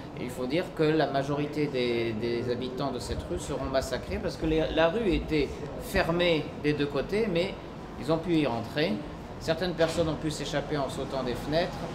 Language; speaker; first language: French; native; French